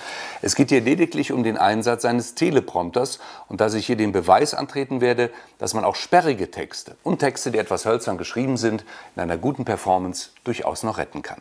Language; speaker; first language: German; native; German